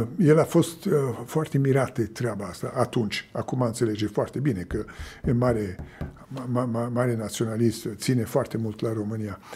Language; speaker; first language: Romanian; early bilingual, heritage; Romanian